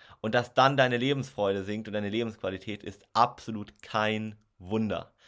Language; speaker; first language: German; native; German